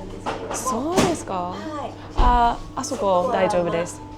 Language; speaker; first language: Japanese; non-native, learner; English